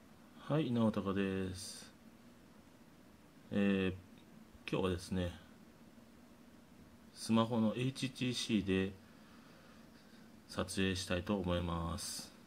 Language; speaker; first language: Japanese; native; Japanese